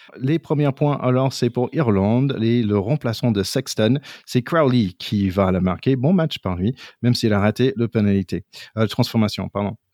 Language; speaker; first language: French; non-native, fluent; English